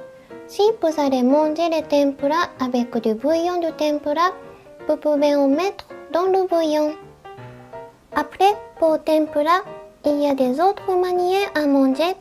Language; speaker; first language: French; non-native, learner; Japanese